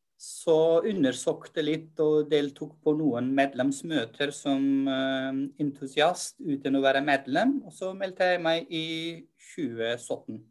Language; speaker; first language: Norwegian; non-native, fluent; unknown